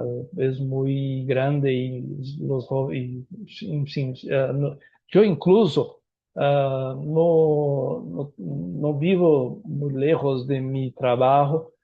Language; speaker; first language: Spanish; non-native, learner; Portuguese